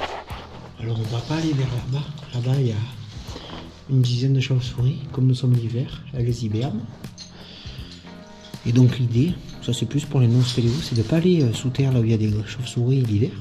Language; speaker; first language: French; native; French